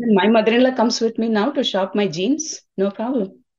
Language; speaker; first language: English; non-native, local second language; Telugu